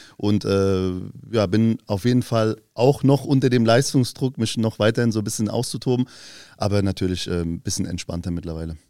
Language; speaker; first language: German; early bilingual, other home language; Turkish